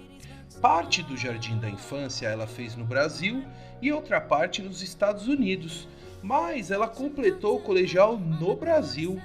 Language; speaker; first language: Portuguese; native; Portuguese